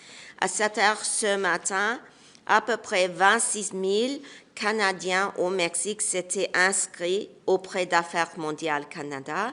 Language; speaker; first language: French; non-native, local second language; English